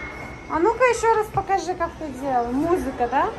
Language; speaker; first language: Russian; early bilingual, heritage; Russian